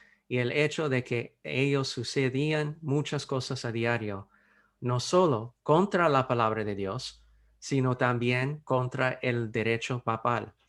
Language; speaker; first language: Spanish; non-native, fluent; English